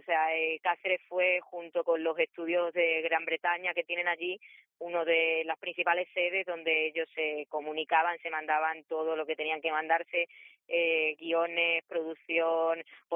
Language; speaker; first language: Spanish; native; Spanish